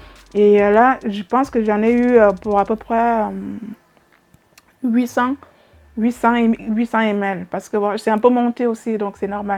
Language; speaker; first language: French; native; French